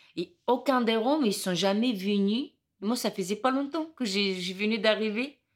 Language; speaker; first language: French; non-native, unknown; Romany